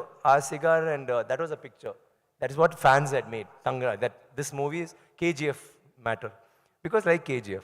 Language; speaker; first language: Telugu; non-native, local second language; Tamil